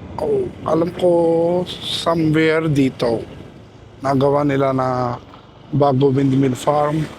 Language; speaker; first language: Filipino; non-native, learner; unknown